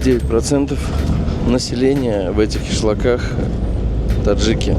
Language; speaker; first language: Russian; native; Russian